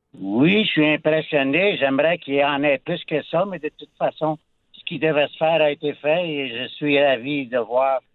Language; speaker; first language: French; native; French